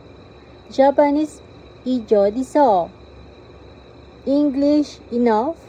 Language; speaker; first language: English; non-native, local second language; Filipino